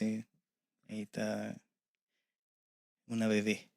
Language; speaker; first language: Spanish; native; Spanish